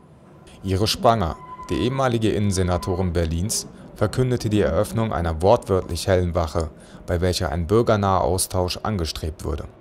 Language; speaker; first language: German; native; German